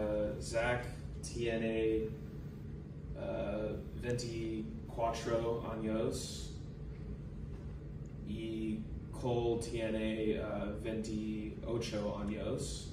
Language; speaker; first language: Spanish; non-native, learner; English